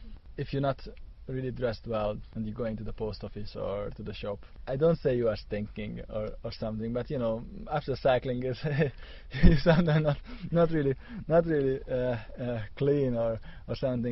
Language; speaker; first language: English; non-native, learner; Hungarian